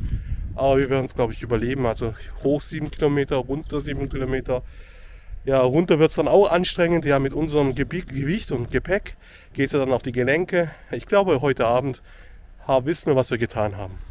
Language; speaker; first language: German; native; German